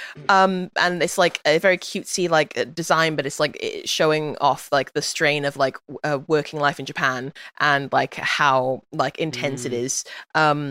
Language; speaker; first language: English; native; English